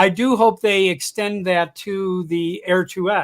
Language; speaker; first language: English; native; English